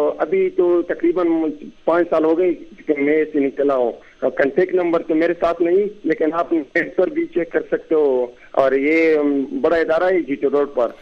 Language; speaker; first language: Urdu; non-native, local second language; Pashto